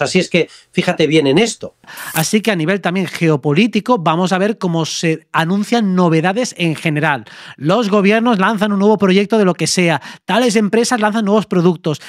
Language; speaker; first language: Spanish; native; Spanish